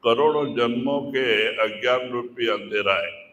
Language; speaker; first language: Hindi; non-native, local second language; Kannada